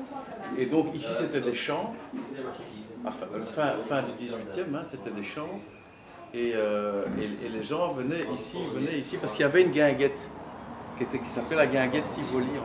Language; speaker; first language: French; non-native, local second language; Berber languages